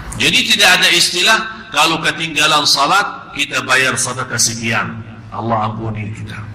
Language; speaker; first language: Malay; non-native, fluent; Arabic